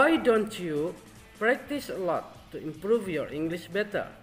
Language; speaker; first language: English; non-native, fluent; Indonesian